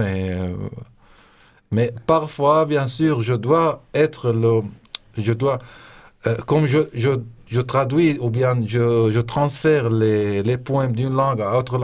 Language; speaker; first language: French; non-native, fluent; Arabic